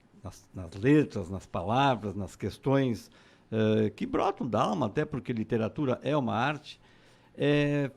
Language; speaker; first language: Portuguese; native; Portuguese